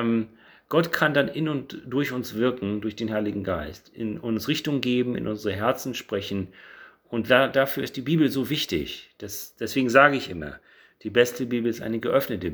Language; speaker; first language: German; native; German